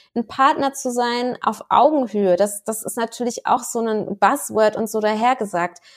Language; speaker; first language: German; native; German